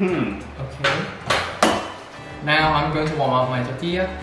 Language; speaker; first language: English; non-native, fluent; Thai